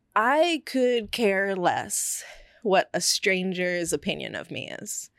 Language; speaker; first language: English; early bilingual, other home language; Spanish